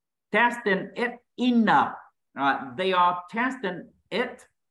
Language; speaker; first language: English; non-native, fluent; Vietnamese